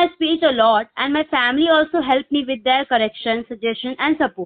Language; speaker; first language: English; non-native, local second language; Malayalam